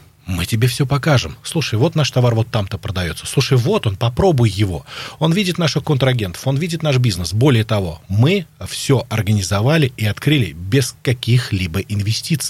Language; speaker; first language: Russian; native; Russian